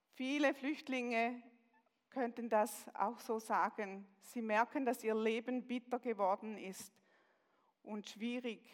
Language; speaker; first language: German; native; German